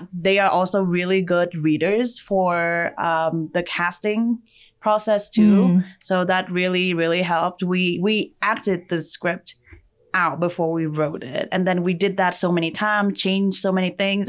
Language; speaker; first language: English; non-native, fluent; Chinese